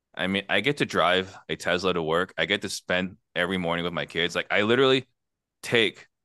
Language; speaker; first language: English; native; English